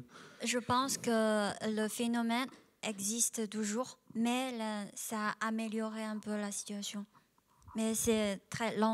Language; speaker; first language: French; non-native, fluent; Chinese